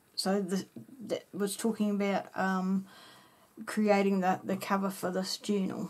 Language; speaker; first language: English; native; English